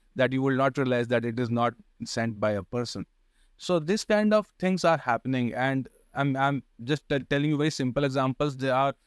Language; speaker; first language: English; non-native, local second language; Hindi